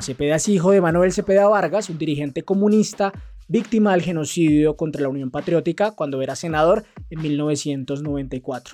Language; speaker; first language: Spanish; native; Spanish